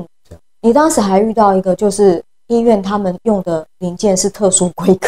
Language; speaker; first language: Chinese; native; Chinese